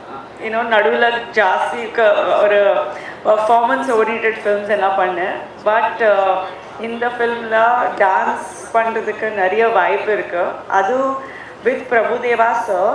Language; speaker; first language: Tamil; non-native, fluent; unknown